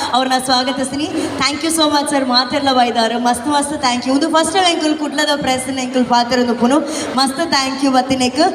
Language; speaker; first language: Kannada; non-native, local second language; Tulu